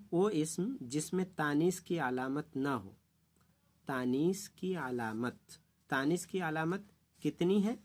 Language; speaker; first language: Urdu; native; Urdu